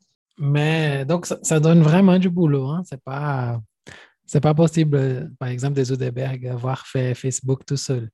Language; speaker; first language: French; non-native, fluent; Portuguese